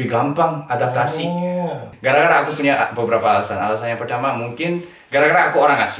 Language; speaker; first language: Indonesian; non-native, fluent; Korean